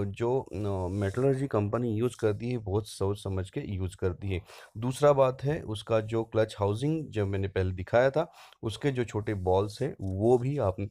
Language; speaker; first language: Hindi; non-native, local second language; Marathi